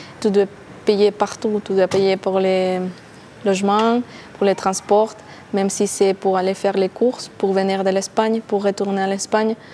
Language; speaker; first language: French; non-native, learner; Spanish